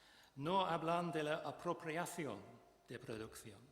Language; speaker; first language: Spanish; non-native, fluent; English